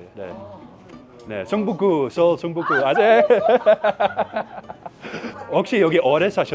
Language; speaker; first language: Korean; non-native, fluent; Dutch